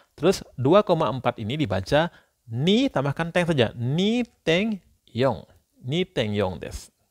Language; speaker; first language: Indonesian; native; Indonesian